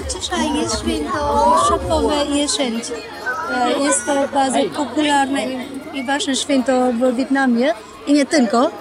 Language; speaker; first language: Polish; non-native, learner; Vietnamese